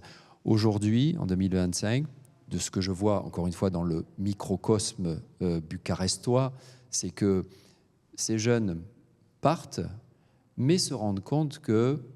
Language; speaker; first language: French; native; French